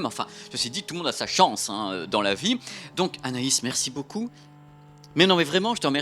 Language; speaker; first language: French; native; French